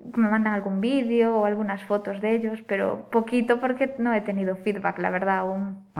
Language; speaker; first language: Spanish; native; Spanish